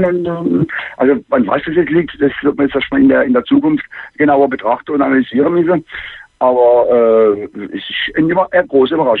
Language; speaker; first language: German; native; German